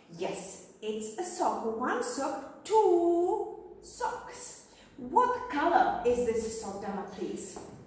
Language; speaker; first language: English; non-native, fluent; Czech